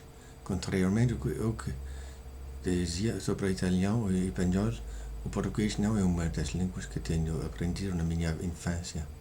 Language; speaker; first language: Portuguese; non-native, learner; Danish